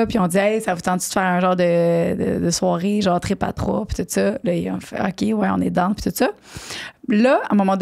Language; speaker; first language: French; native; French